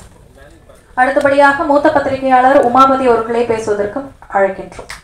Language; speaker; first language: Tamil; native; Tamil